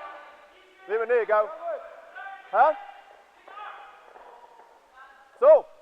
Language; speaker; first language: German; native; German